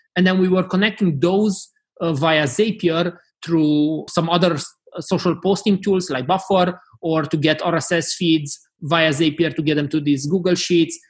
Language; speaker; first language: English; non-native, fluent; Romanian